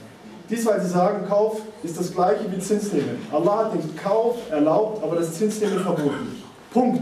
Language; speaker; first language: German; native; German